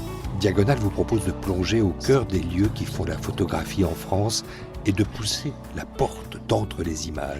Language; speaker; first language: French; native; French